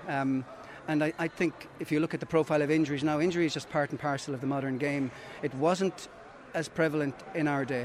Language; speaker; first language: English; native; English